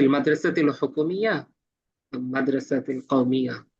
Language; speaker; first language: Arabic; non-native, fluent; Bangla